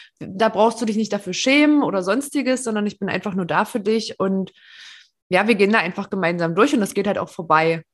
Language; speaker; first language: German; native; German